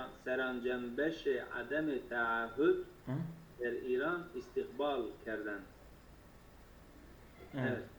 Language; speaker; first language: Persian; non-native, learner; Turkish